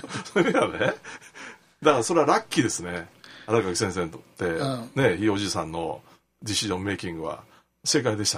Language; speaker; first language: Japanese; native; Japanese